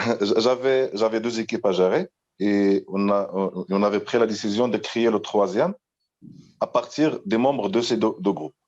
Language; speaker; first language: French; non-native, local second language; Arabic